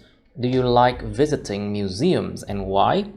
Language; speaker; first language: English; non-native, fluent; Vietnamese